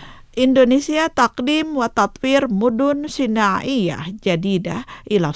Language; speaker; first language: Arabic; non-native, fluent; Indonesian